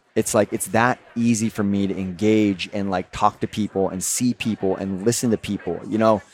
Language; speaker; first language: English; native; English